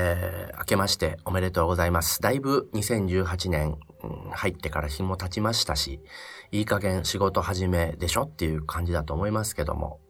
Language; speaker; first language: Japanese; native; Japanese